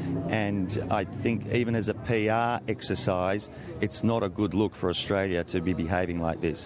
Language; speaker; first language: English; early bilingual, other home language; Italian